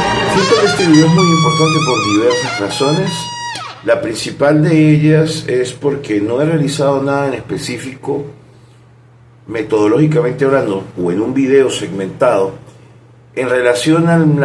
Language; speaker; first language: Spanish; native; Spanish